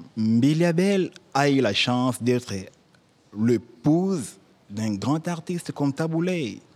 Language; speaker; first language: French; non-native, local second language; Lingala